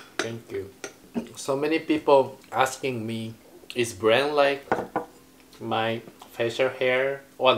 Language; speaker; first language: English; non-native, learner; Japanese